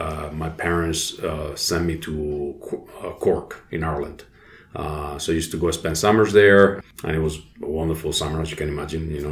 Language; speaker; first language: English; non-native, fluent; Spanish